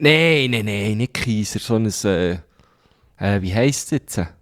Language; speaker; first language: German; native; German